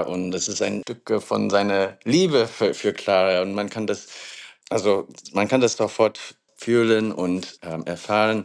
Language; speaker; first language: German; non-native, learner; English